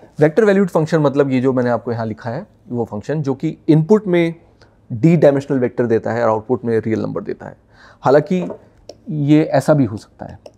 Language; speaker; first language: Hindi; native; Hindi